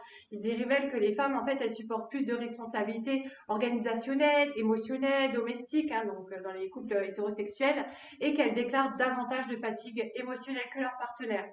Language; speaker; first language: French; native; French